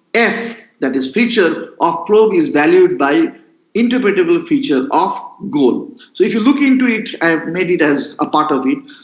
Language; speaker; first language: English; non-native, local second language; Nepali